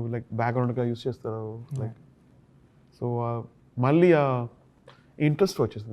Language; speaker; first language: Telugu; non-native, learner; Tamil